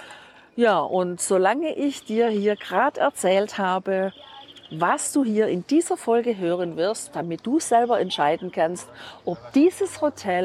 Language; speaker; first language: German; native; German